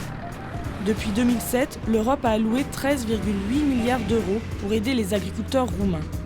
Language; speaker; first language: French; native; French